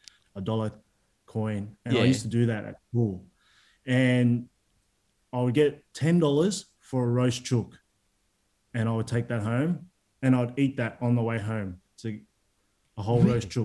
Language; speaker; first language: English; native; English